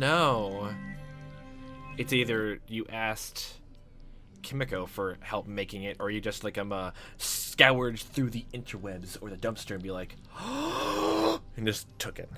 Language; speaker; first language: English; native; English